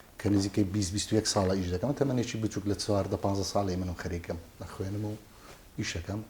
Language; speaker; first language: Central Kurdish; native; Central Kurdish